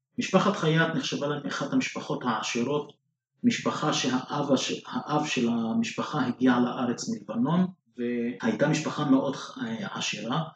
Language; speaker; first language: Hebrew; non-native, local second language; Arabic